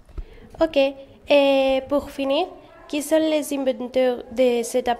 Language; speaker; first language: French; non-native, learner; Spanish